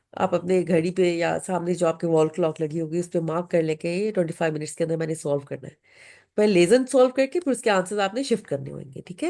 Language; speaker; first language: Urdu; native; Urdu